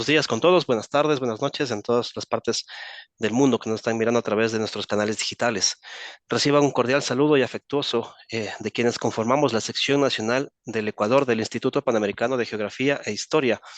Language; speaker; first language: Spanish; native; Spanish